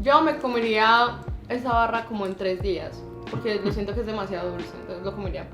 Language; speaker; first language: Spanish; native; Spanish